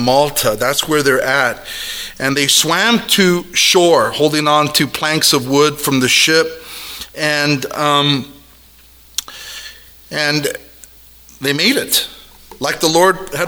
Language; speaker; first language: English; native; English